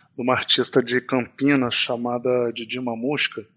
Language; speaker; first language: Portuguese; native; Portuguese